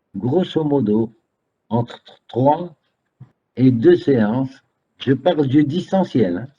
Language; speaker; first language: French; non-native, local second language; Arabic